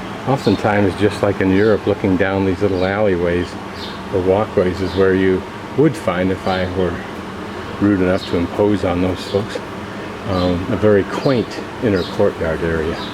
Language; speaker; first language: English; native; English